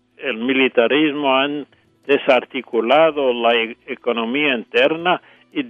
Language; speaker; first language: Spanish; non-native, fluent; English